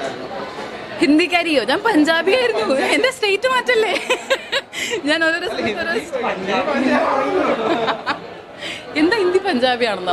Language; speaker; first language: Malayalam; non-native, local second language; Punjabi